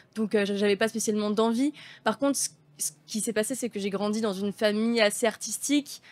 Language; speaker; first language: French; native; French